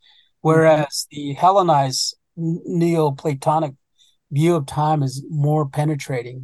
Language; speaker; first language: English; early bilingual, other home language; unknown